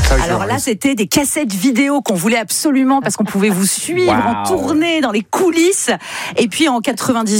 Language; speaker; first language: French; native; French